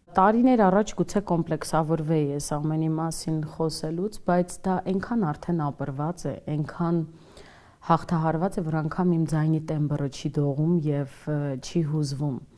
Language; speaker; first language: Armenian; native; Armenian